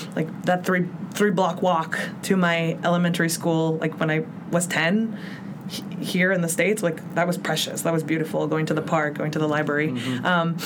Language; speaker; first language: English; early bilingual, other home language; Spanish